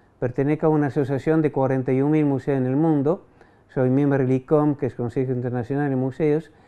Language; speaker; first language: Spanish; non-native, fluent; French